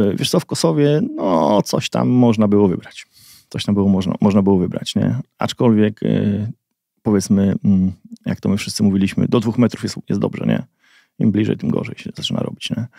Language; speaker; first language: Polish; native; Polish